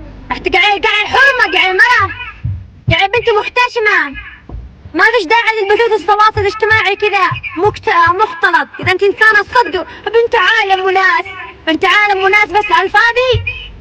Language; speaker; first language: Arabic; native; Arabic